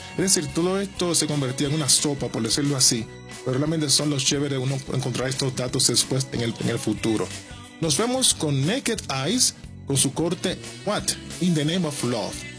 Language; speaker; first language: Spanish; native; Spanish